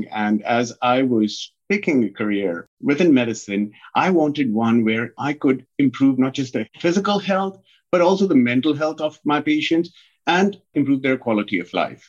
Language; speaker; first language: English; non-native, local second language; Punjabi